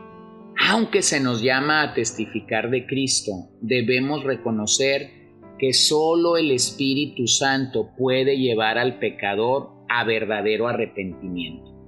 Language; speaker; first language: Spanish; native; Spanish